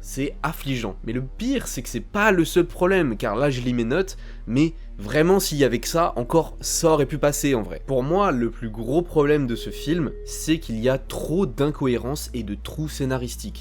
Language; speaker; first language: French; native; French